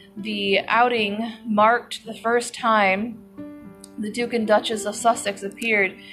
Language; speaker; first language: English; native; English